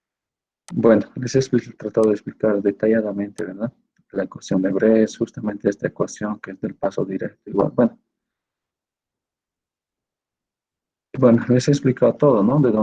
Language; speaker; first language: Spanish; native; Spanish